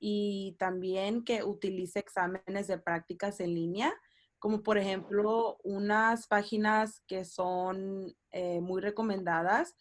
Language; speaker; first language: Spanish; early bilingual, heritage; Spanish